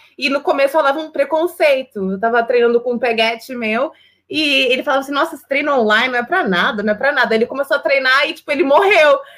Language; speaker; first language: Portuguese; native; Portuguese